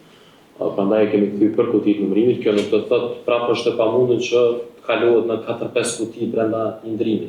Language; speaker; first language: Albanian; native; Albanian